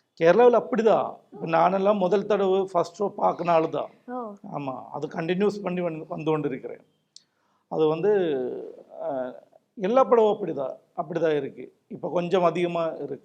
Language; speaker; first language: Tamil; non-native, local second language; Malayalam